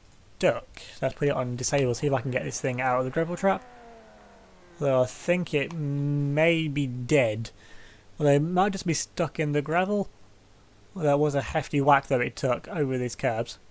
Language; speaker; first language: English; native; English